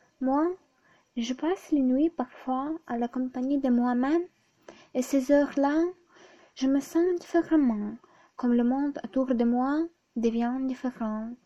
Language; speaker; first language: French; non-native, fluent; Ukrainian